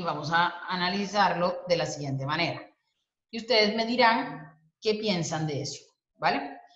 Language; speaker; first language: Spanish; native; Spanish